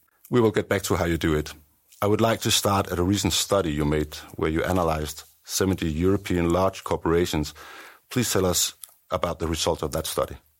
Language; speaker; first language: English; non-native, fluent; Danish